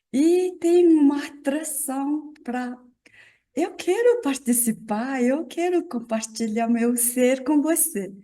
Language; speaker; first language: Portuguese; non-native, learner; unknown